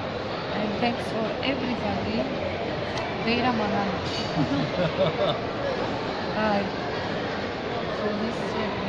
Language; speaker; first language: English; non-native, learner; Turkish